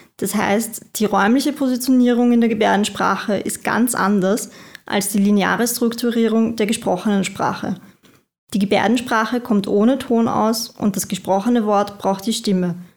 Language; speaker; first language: German; native; German